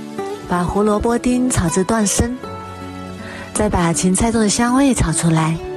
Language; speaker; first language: Chinese; native; Chinese